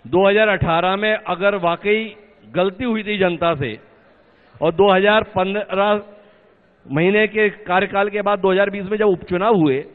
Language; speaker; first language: Hindi; native; Hindi